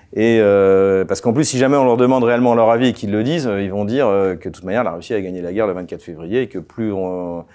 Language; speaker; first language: French; native; French